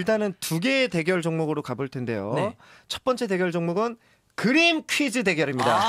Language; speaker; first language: Korean; native; Korean